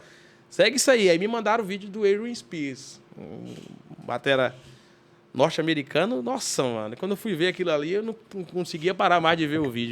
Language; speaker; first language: Portuguese; native; Portuguese